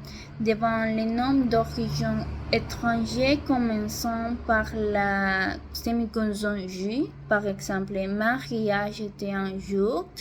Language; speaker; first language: French; non-native, learner; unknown